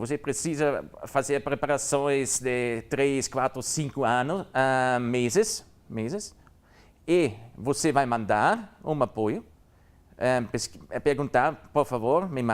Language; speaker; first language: Portuguese; non-native, learner; German